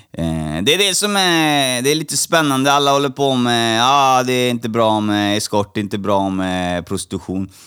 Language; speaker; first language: Swedish; native; Swedish